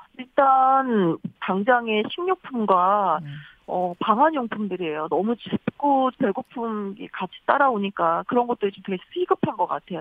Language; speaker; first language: Korean; native; Korean